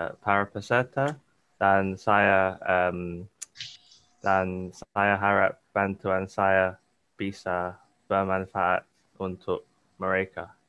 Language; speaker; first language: Indonesian; non-native, learner; English